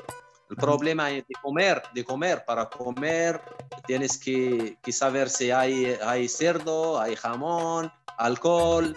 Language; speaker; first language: Spanish; non-native, fluent; Arabic